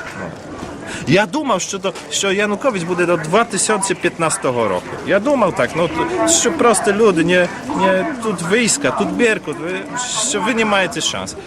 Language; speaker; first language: Ukrainian; non-native, learner; Polish